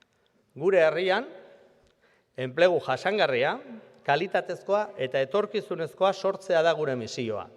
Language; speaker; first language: Basque; native; Basque